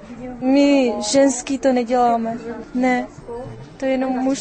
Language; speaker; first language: Czech; non-native, fluent; Mongolian